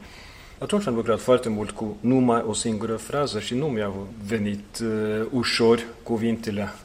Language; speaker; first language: Romanian; non-native, fluent; Norwegian